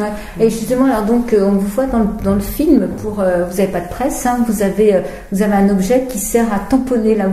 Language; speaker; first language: French; native; French